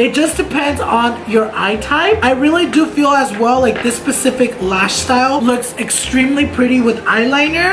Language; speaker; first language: English; early bilingual, other home language; Spanish